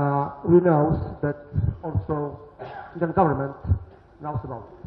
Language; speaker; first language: English; non-native, learner; Polish